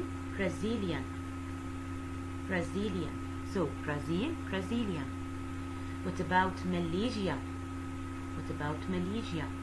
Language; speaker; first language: English; non-native, fluent; Arabic